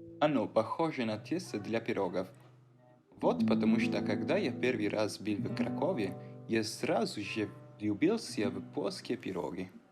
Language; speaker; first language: Russian; non-native, fluent; Italian